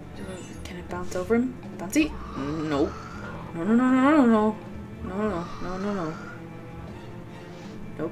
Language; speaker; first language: English; native; English